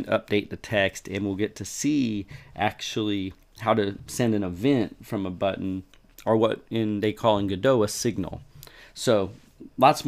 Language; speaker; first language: English; native; English